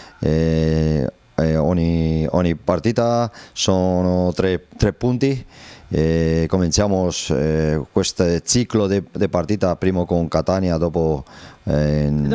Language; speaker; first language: Italian; non-native, learner; Spanish